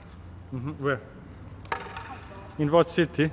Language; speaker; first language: English; non-native, learner; Serbian